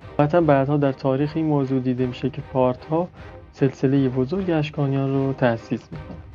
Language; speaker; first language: Persian; non-native, local second language; Baluchi